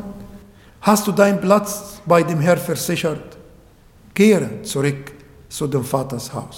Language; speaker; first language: German; non-native, learner; Arabic